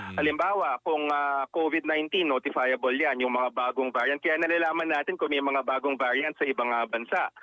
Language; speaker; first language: Filipino; non-native, local second language; Iloko